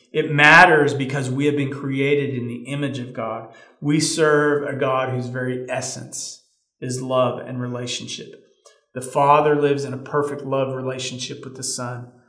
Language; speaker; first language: English; native; English